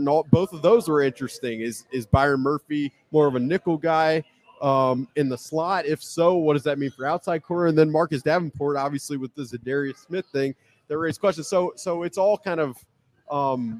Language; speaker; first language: English; native; English